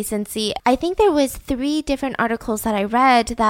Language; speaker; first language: English; native; English